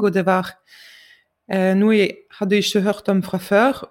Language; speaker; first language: Norwegian; non-native, fluent; French